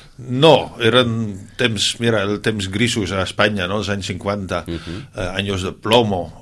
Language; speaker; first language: Catalan; non-native, fluent; Dutch